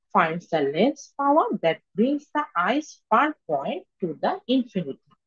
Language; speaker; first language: English; non-native, local second language; Bangla